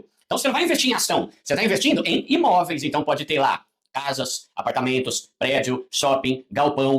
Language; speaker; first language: Portuguese; native; Portuguese